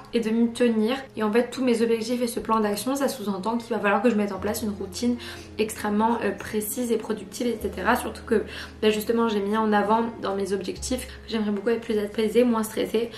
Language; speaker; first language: French; native; French